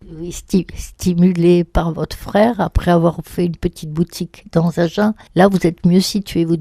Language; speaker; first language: French; native; French